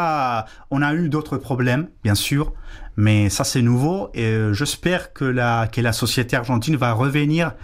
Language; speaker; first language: French; non-native, fluent; Spanish